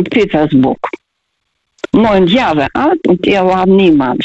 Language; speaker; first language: German; early bilingual, other home language; Russian